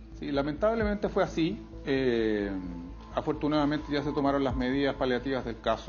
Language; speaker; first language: Spanish; native; Spanish